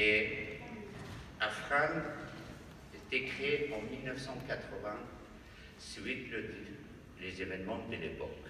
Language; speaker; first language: French; non-native, fluent; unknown